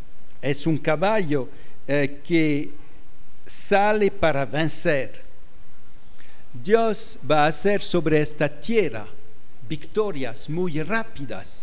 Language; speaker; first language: Spanish; non-native, fluent; French